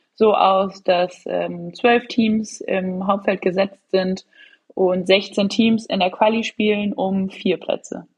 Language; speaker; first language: German; native; German